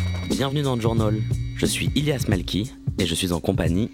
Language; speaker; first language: French; native; French